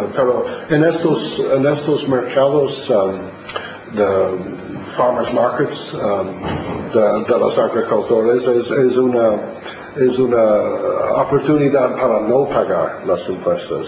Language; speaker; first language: Spanish; non-native, fluent; English